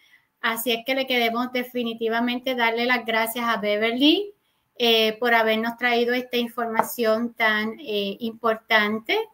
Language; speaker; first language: Spanish; native; Spanish